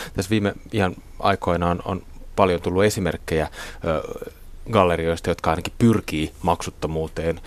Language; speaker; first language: Finnish; native; Finnish